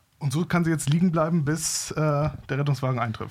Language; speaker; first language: German; native; German